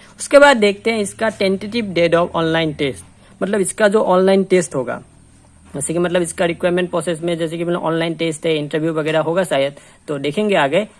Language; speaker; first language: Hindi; non-native, local second language; Assamese